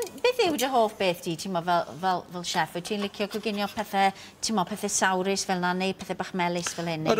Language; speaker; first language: Welsh; native; Welsh